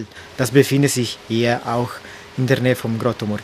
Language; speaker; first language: German; non-native, learner; Italian